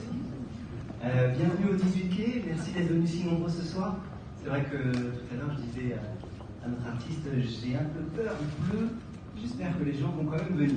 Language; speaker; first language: French; native; French